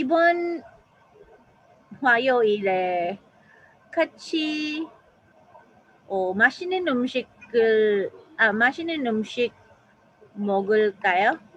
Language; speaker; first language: Korean; non-native, learner; English